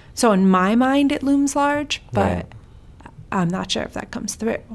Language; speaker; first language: English; early bilingual, heritage; Swedish